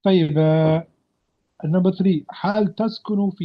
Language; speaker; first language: Arabic; non-native, fluent; English